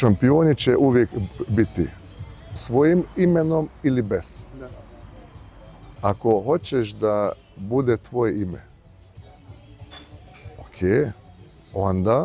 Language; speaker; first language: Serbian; early bilingual, heritage; Bosnian